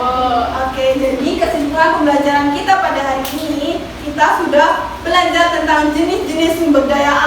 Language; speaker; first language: Indonesian; native; Indonesian